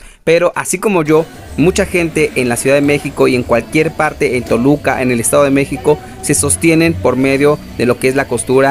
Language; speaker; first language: Spanish; native; Spanish